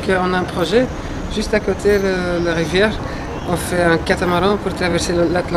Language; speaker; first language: French; non-native, local second language; Dutch